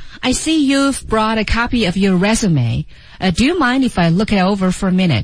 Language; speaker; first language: English; non-native, fluent; Chinese